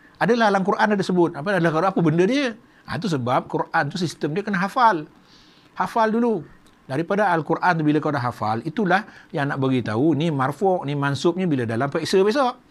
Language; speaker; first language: Malay; native; Malay